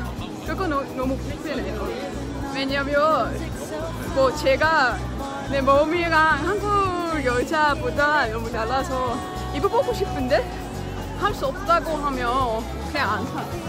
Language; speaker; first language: Korean; non-native, fluent; Dutch